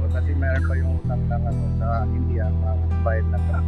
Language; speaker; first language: Filipino; non-native, learner; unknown